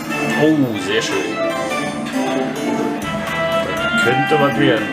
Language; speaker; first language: German; native; German